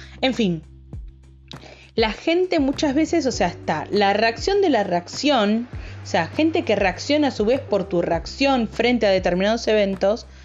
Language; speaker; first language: Spanish; native; Spanish